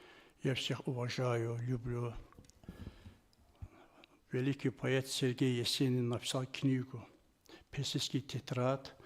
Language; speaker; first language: Russian; non-native, fluent; Azerbaijani